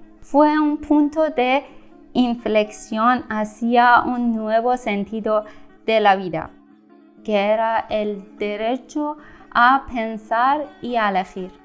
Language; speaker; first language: Spanish; non-native, fluent; Persian